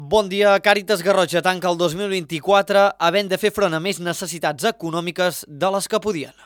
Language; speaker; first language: Catalan; native; Catalan